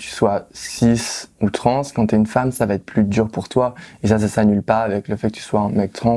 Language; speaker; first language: French; native; French